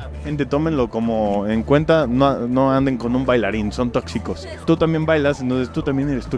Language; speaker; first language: Spanish; native; Spanish